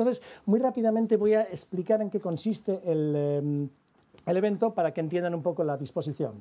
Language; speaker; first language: Spanish; native; Spanish